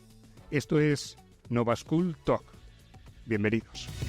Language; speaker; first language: Spanish; native; Spanish